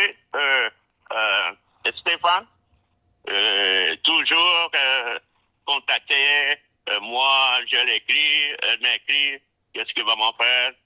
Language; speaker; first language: French; non-native, learner; Spanish